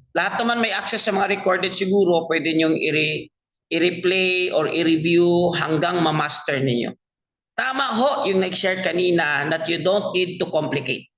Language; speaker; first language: Filipino; non-native, local second language; Cebuano